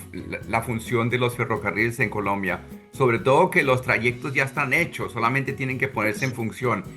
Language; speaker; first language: Spanish; native; Spanish